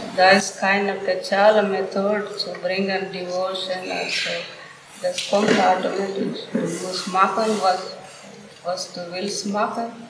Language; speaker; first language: German; non-native, learner; Telugu